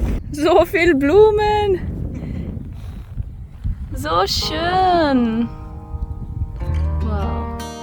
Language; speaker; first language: German; non-native, learner; Slovenian